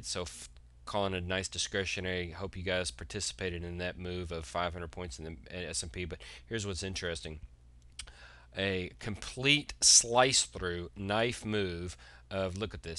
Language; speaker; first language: English; native; English